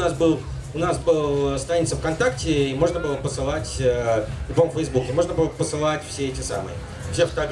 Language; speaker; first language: Russian; native; Russian